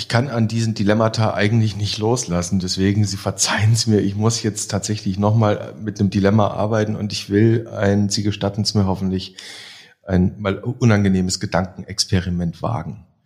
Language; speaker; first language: German; native; German